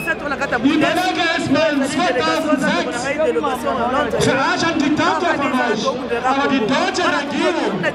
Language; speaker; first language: German; non-native, learner; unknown